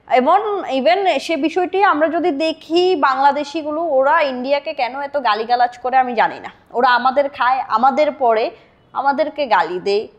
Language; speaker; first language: Bangla; native; Bangla